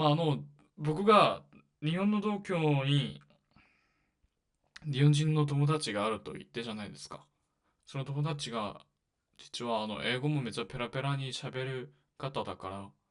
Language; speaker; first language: Japanese; non-native, learner; Korean